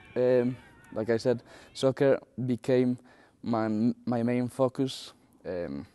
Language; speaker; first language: English; non-native, fluent; Spanish